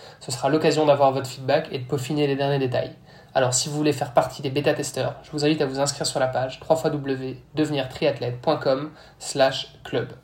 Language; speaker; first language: French; native; French